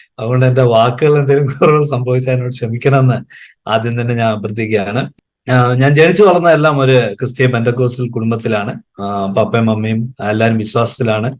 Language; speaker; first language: Malayalam; native; Malayalam